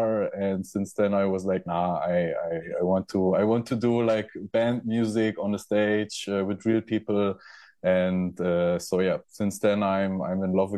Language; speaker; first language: English; non-native, fluent; German